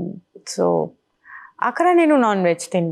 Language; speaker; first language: Telugu; non-native, local second language; Bangla